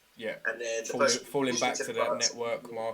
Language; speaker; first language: English; native; English